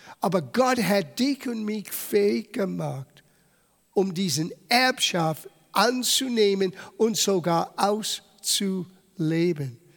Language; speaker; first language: German; non-native, fluent; English